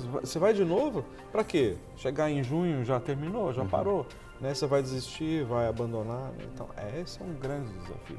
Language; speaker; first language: Portuguese; native; Portuguese